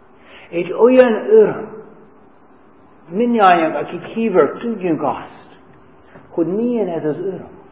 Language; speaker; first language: Hungarian; non-native, fluent; English